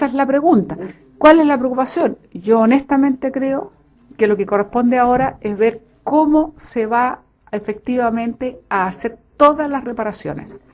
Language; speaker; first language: Spanish; native; Spanish